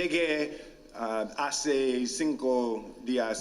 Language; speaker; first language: Spanish; non-native, learner; English